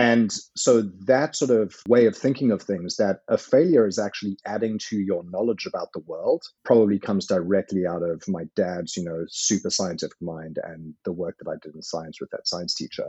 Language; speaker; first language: English; native; English